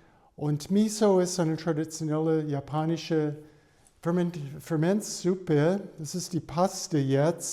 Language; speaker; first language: German; non-native, fluent; English